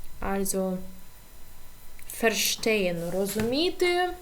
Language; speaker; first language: German; non-native, learner; Ukrainian